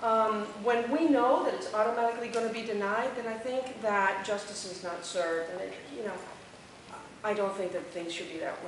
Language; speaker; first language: English; early bilingual, other home language; Spanish